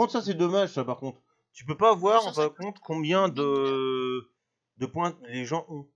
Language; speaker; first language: French; native; French